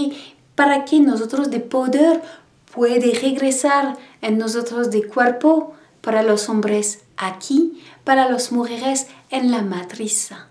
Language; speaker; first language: Spanish; non-native, learner; French